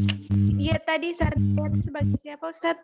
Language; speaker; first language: Indonesian; native; Indonesian